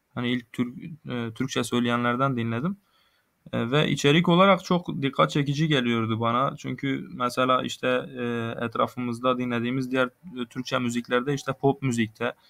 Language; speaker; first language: Turkish; non-native, local second language; Kurdish